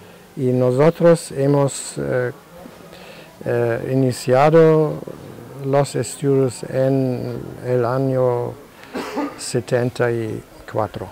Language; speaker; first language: Spanish; non-native, learner; German